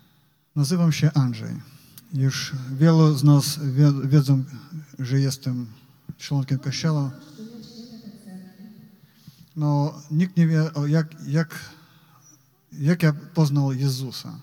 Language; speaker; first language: Polish; non-native, learner; Ukrainian